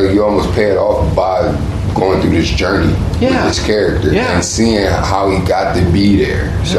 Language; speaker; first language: English; native; English